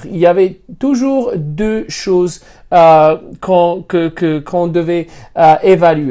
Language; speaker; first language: French; non-native, fluent; Spanish